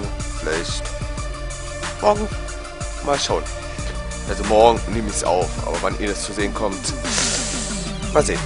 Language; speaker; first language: German; native; German